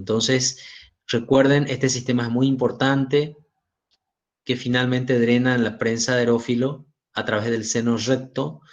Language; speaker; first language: Spanish; native; Spanish